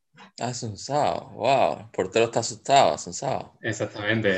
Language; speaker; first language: Spanish; native; Spanish